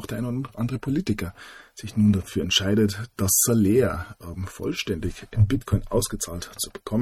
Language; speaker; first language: German; native; German